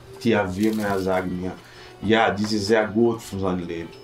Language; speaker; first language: German; non-native, learner; Portuguese